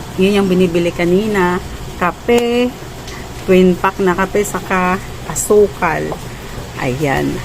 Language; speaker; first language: Filipino; non-native, local second language; Cebuano